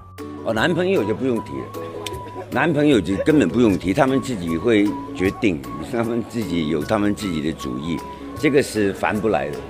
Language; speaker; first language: Chinese; non-native, local second language; Cantonese